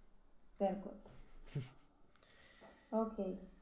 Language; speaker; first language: German; non-native, learner; Romanian